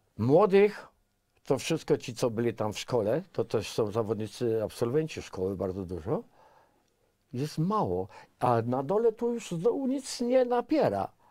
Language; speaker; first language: Polish; native; Polish